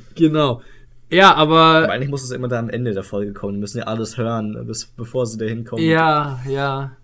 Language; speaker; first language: German; native; German